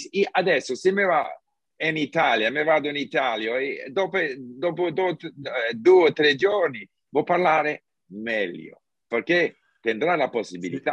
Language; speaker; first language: Italian; non-native, learner; English